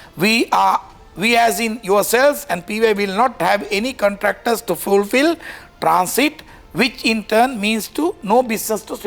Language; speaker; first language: English; non-native, local second language; Sinhala